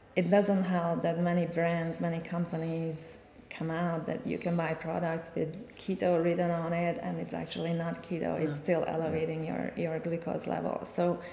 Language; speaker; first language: English; non-native, fluent; Hungarian